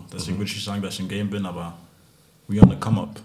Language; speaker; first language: German; early bilingual, other home language; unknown